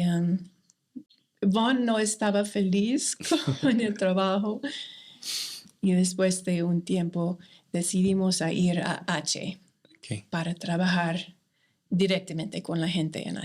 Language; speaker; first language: Spanish; non-native, fluent; English